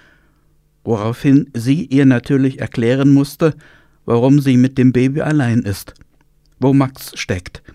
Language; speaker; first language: German; native; German